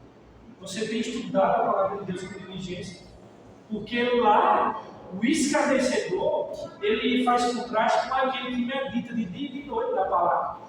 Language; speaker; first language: Portuguese; native; Portuguese